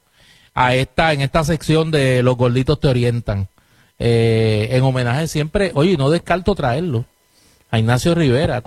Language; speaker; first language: Spanish; native; Spanish